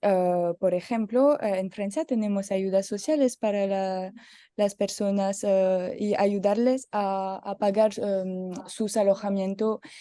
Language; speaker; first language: Spanish; non-native, learner; French